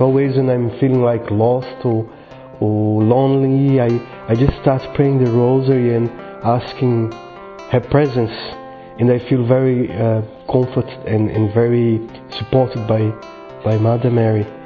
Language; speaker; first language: English; non-native, fluent; Portuguese